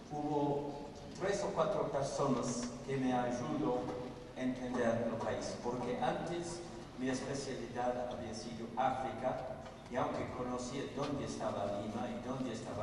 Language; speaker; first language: Spanish; non-native, fluent; English